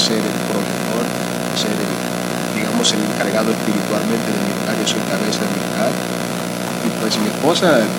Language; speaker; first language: Spanish; early bilingual, heritage; Spanish